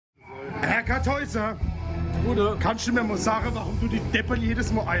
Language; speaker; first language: German; native; German